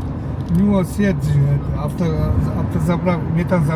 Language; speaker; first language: Russian; non-native, local second language; Uzbek